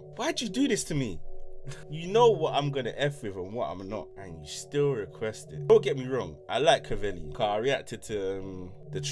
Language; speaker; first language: English; native; English